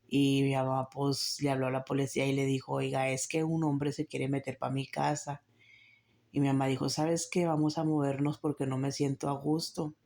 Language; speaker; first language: Spanish; early bilingual, heritage; Spanish